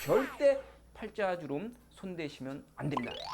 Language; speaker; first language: Korean; native; Korean